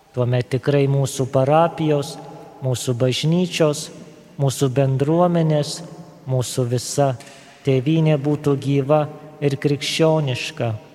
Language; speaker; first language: Lithuanian; native; Lithuanian